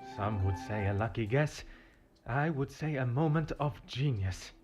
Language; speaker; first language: English; non-native, learner; Japanese